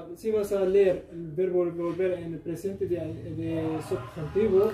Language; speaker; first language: Spanish; non-native, learner; Arabic